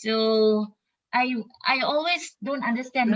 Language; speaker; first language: English; non-native, local second language; Malay